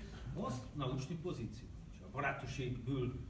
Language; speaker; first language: Russian; non-native, learner; Hungarian